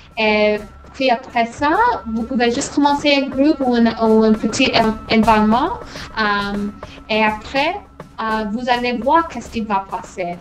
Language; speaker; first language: French; non-native, fluent; English